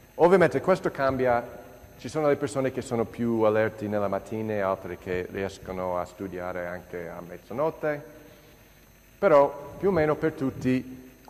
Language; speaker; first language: Italian; non-native, fluent; English